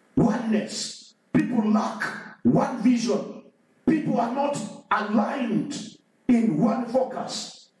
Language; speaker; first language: English; non-native, local second language; Swahili